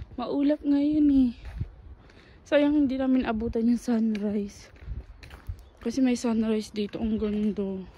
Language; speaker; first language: Filipino; native; Filipino